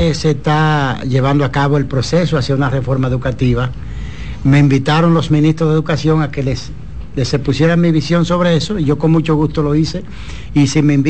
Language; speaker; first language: Spanish; native; Spanish